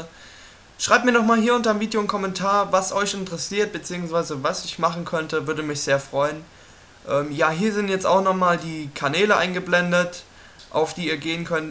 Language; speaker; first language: German; native; German